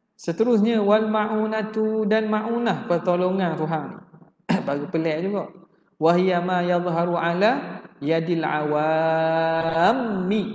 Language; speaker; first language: Malay; native; Malay